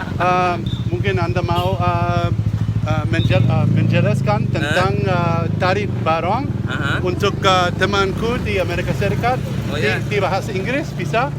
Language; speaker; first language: Indonesian; non-native, learner; English